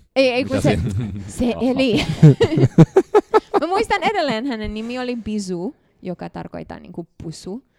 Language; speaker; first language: Finnish; non-native, fluent; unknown